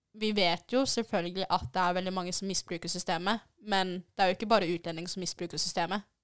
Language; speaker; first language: Norwegian; early bilingual, other home language; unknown